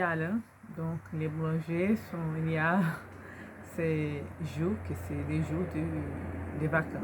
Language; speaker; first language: French; non-native, learner; Portuguese